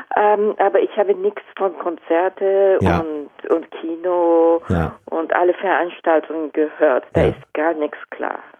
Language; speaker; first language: German; non-native, fluent; Japanese